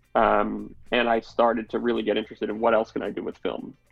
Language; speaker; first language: English; native; English